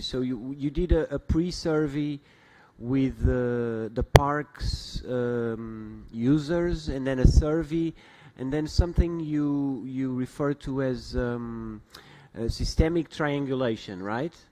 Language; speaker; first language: English; non-native, fluent; Portuguese